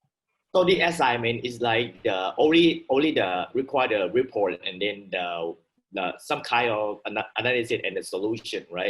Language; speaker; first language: English; non-native, fluent; Thai